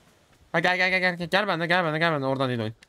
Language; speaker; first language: Turkish; native; Turkish